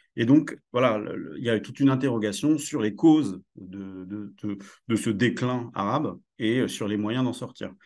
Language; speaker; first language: French; native; French